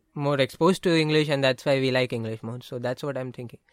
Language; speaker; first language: English; non-native, local second language; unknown